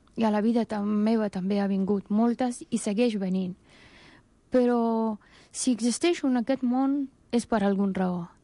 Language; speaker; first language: Catalan; non-native, fluent; Persian